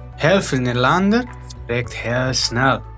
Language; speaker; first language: Dutch; non-native, fluent; Tigrinya